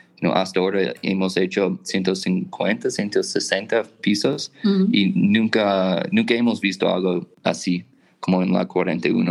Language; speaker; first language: Spanish; non-native, fluent; English